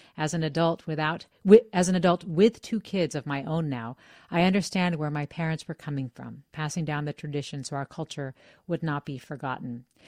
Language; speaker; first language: English; native; English